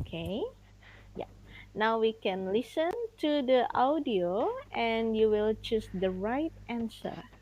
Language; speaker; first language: English; non-native, fluent; Indonesian